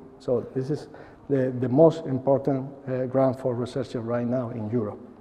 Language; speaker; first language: English; non-native, fluent; Spanish